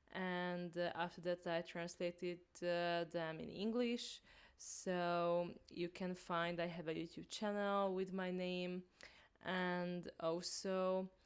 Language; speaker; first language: English; non-native, learner; Hungarian